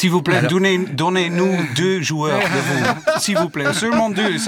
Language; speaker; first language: French; non-native, learner; Dutch